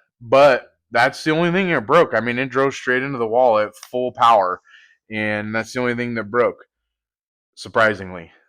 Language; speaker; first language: English; native; English